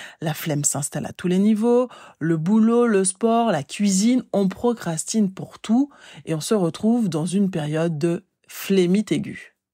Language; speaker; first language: French; native; French